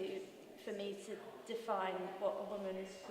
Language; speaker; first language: English; native; English